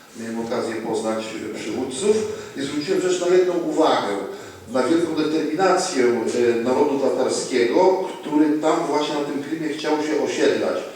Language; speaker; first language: Polish; native; Polish